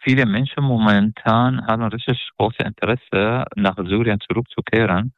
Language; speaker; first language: German; non-native, learner; Arabic